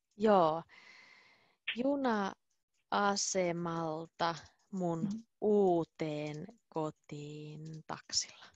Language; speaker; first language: Finnish; native; Finnish